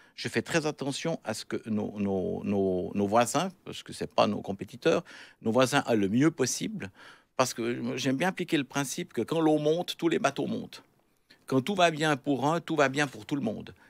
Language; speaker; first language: French; native; French